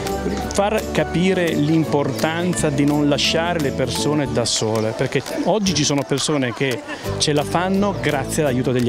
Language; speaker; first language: Italian; native; Italian